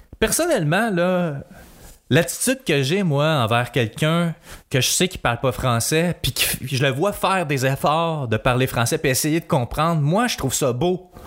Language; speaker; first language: French; native; French